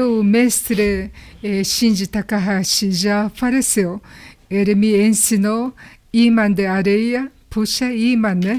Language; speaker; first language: Portuguese; non-native, learner; Japanese